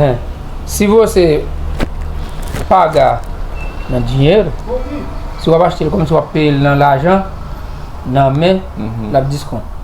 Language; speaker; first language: Portuguese; non-native, learner; Haitian Creole